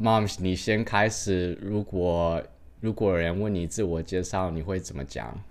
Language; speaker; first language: Chinese; early bilingual, heritage; Chinese